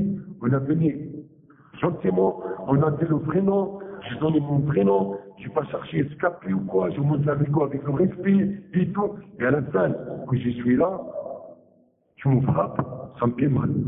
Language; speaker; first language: French; non-native, fluent; Arabic